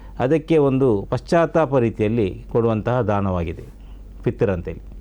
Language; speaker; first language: Kannada; non-native, local second language; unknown